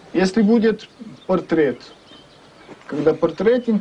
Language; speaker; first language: Russian; non-native, learner; French